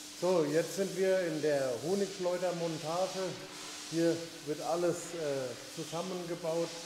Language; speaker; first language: German; native; German